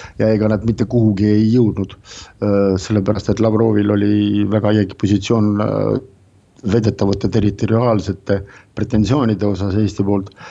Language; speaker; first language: Estonian; non-native, local second language; Russian